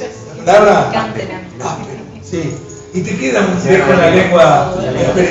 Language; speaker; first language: Spanish; native; Spanish